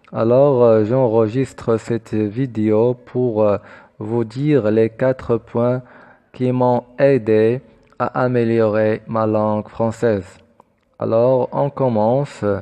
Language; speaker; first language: French; non-native, fluent; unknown